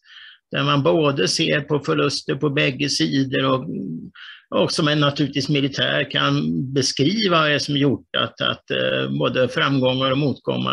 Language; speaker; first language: Swedish; native; Swedish